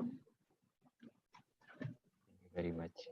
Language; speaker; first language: English; non-native, fluent; Indonesian